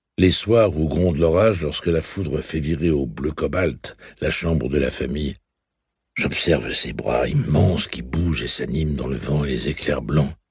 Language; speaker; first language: French; native; French